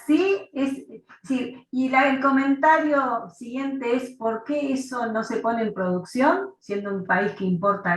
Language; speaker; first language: Spanish; native; Spanish